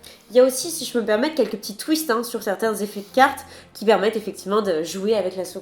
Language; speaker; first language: French; native; French